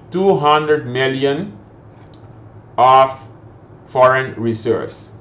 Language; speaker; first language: English; non-native, fluent; Papiamento